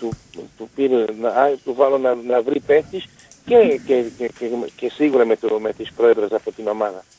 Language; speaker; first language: Greek; non-native, learner; Portuguese